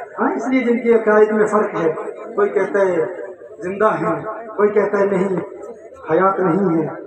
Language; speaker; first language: Urdu; early bilingual, heritage; English